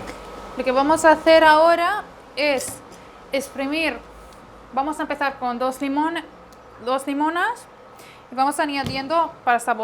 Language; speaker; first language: Spanish; non-native, fluent; Arabic